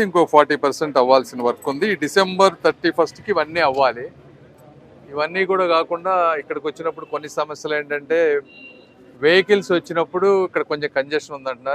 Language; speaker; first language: Telugu; native; Telugu